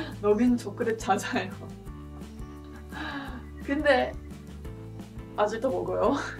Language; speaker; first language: Korean; non-native, learner; English